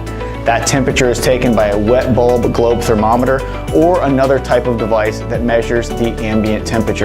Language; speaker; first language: English; native; English